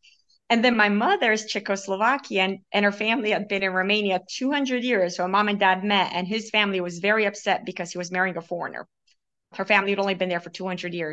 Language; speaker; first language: English; early bilingual, other home language; Romanian